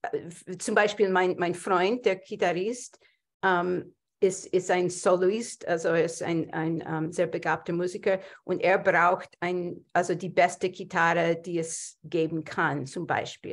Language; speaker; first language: German; non-native, fluent; English